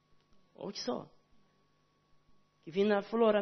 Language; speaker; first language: Swedish; non-native, learner; Portuguese